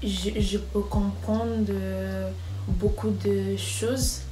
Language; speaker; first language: French; non-native, learner; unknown